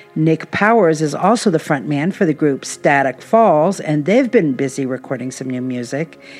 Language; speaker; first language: English; native; English